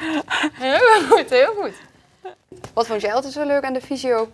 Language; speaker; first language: Dutch; native; Dutch